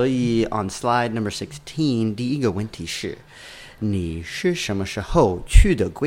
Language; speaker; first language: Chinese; non-native, learner; English